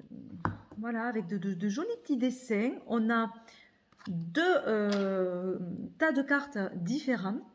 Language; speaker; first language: French; native; French